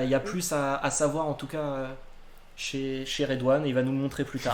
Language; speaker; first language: French; native; French